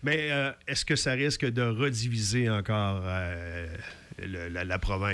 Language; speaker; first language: French; native; French